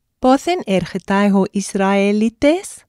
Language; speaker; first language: Greek; non-native, learner; English